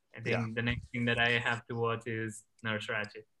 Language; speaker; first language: English; non-native, local second language; Gujarati